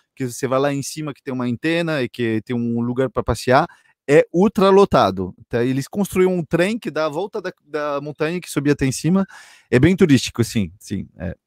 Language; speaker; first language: Portuguese; non-native, fluent; French